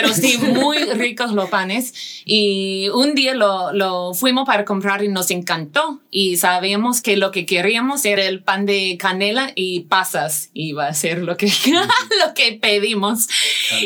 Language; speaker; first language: Spanish; non-native, fluent; English